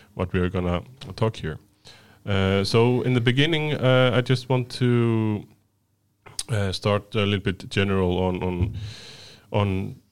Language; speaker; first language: English; non-native, fluent; Icelandic